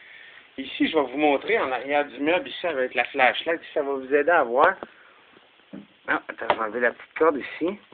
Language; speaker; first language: French; native; French